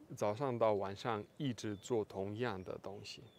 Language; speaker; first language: Chinese; non-native, fluent; Russian